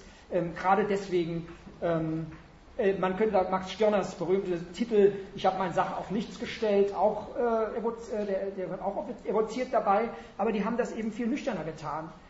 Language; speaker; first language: German; native; German